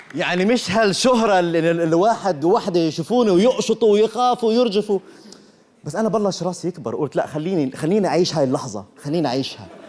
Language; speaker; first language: Arabic; early bilingual, other home language; Korean